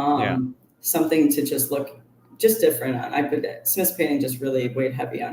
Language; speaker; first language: English; native; English